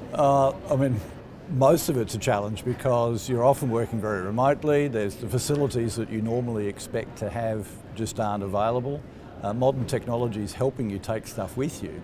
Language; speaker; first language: English; native; English